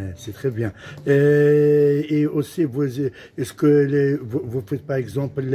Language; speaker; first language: French; non-native, local second language; Arabic